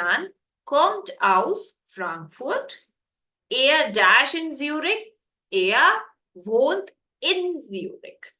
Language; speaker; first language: German; non-native, fluent; Hindi